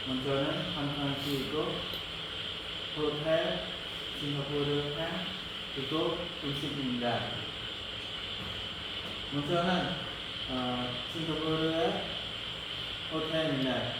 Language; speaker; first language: Korean; non-native, learner; Khmer